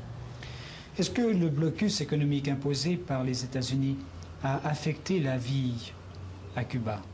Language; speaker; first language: French; native; French